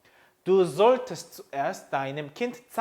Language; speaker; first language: German; non-native, fluent; Korean